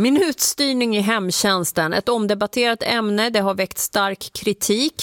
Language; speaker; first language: Swedish; native; Swedish